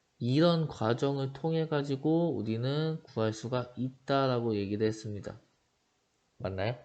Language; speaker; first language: Korean; native; Korean